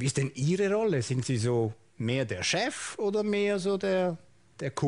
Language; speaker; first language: German; native; German